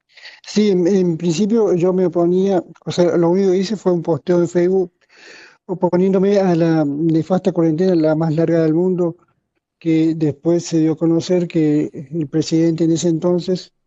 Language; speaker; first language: Spanish; native; Spanish